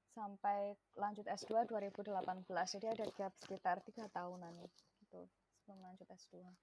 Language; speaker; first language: Indonesian; non-native, local second language; Javanese